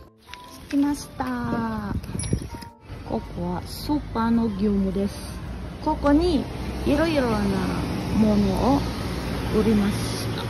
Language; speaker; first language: Japanese; non-native, learner; Indonesian